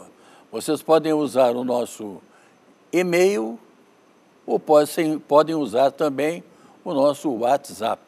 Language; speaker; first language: Portuguese; native; Portuguese